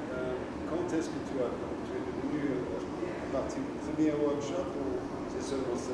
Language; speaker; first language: French; non-native, fluent; English